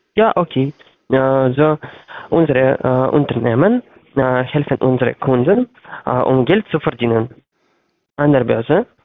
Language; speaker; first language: German; non-native, learner; Russian